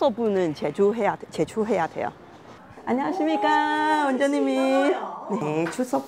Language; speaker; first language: Korean; non-native, learner; Chinese